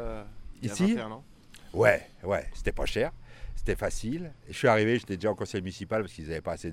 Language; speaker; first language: French; native; French